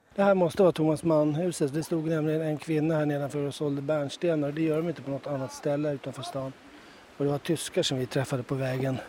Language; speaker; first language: Swedish; native; Swedish